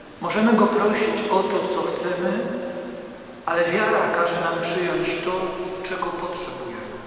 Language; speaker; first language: Polish; native; Polish